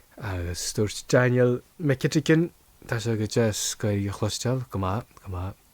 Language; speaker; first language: Irish; native; Irish